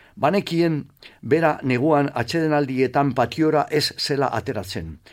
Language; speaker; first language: Basque; non-native, local second language; Spanish